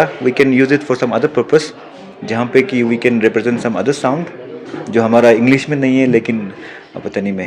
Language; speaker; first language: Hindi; non-native, local second language; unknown